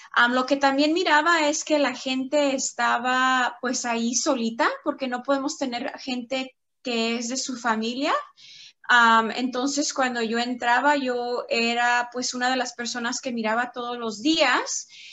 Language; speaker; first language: Spanish; early bilingual, heritage; Spanish